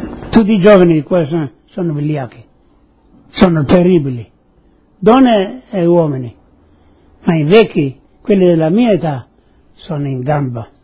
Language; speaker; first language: Italian; non-native, local second language; Friulian